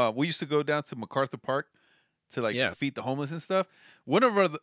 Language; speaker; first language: English; early bilingual, other home language; Spanish